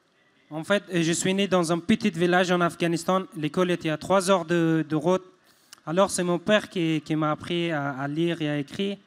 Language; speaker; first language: French; non-native, fluent; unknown